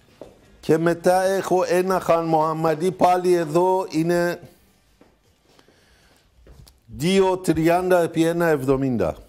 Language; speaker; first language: Greek; non-native, fluent; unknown